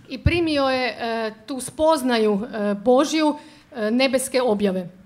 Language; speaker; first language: Croatian; native; Croatian